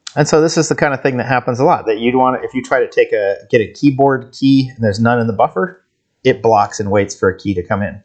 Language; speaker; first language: English; native; English